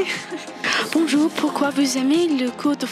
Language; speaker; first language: French; non-native, learner; English